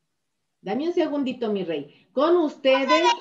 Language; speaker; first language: Spanish; native; Spanish